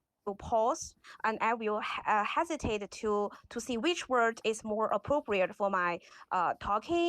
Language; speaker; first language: English; non-native, learner; Chinese